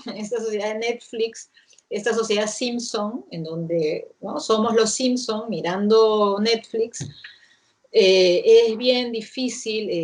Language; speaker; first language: Spanish; native; Spanish